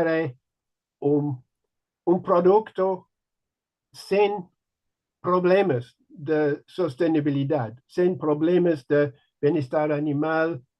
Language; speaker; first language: Spanish; non-native, learner; English